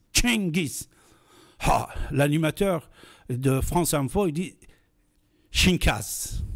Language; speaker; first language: French; non-native, fluent; Persian